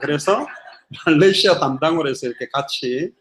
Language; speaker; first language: Korean; native; Korean